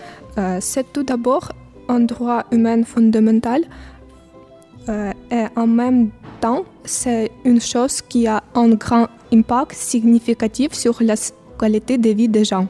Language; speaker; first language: French; non-native, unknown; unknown